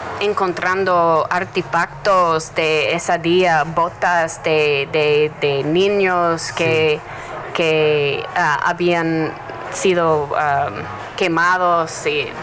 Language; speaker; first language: Spanish; non-native, learner; English